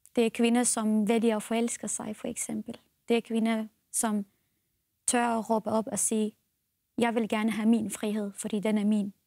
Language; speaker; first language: Danish; non-native, fluent; Central Kurdish